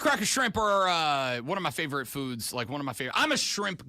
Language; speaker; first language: English; native; English